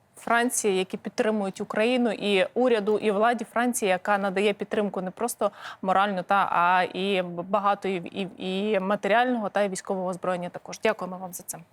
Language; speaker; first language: Ukrainian; native; Ukrainian